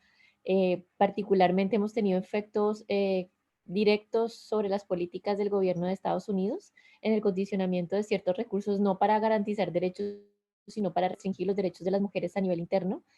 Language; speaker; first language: Spanish; native; Spanish